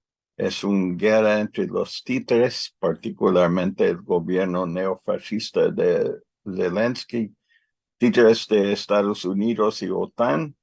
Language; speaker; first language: Spanish; non-native, learner; English